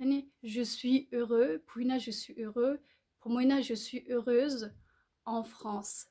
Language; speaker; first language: French; non-native, learner; Tibetan